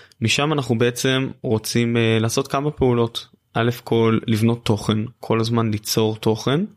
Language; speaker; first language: Hebrew; native; Hebrew